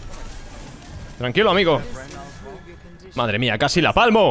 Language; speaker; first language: Spanish; native; Spanish